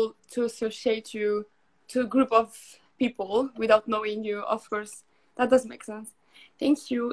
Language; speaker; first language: English; non-native, fluent; Arabic